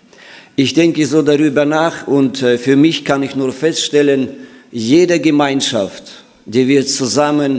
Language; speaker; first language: German; non-native, fluent; Russian